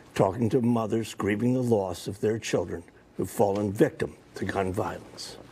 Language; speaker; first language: English; native; English